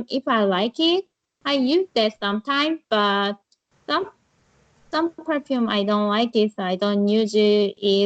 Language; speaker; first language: English; non-native, learner; Korean